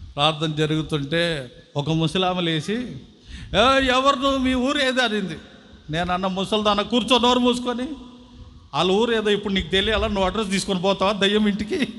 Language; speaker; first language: Telugu; non-native, local second language; Tamil